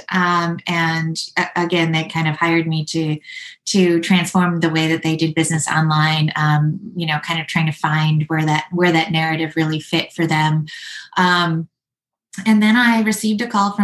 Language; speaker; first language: English; native; English